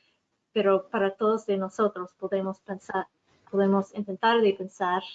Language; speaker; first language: Spanish; non-native, fluent; English